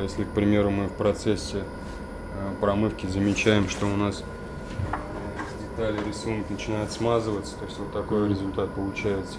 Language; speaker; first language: Russian; native; Russian